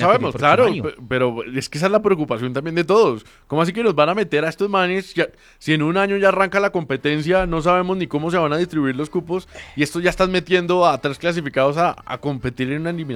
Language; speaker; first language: Spanish; native; Spanish